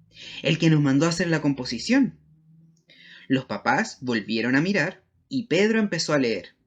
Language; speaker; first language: Spanish; native; Spanish